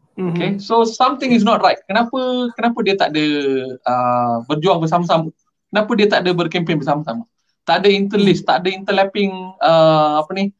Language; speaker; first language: Malay; non-native, local second language; Tamil